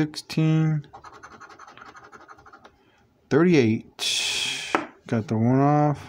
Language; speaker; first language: English; native; English